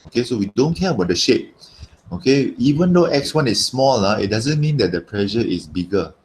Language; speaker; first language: English; non-native, local second language; Malay